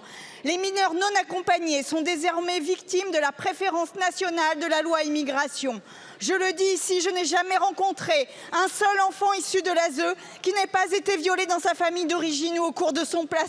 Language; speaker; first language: French; native; French